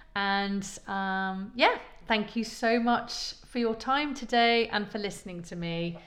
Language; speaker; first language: English; native; English